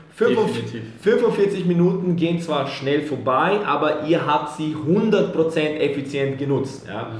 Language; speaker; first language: German; early bilingual, other home language; Serbian